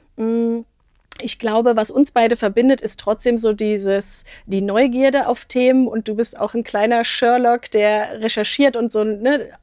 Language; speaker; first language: German; native; German